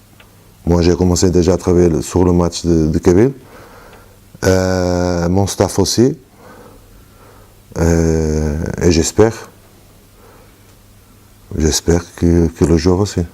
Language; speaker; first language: French; non-native, fluent; Portuguese